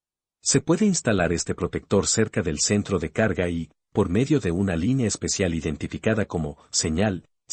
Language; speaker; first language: Spanish; native; Spanish